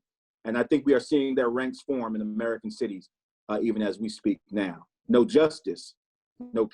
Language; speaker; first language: English; native; English